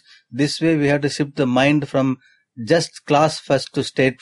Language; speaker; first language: English; non-native, local second language; Tamil